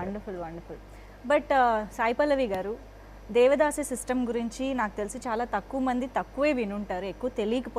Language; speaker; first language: Telugu; native; Telugu